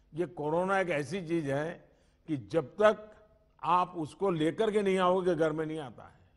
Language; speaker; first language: Hindi; non-native, local second language; Gujarati